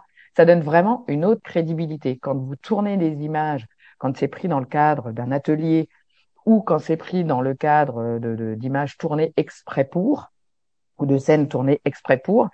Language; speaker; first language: French; native; French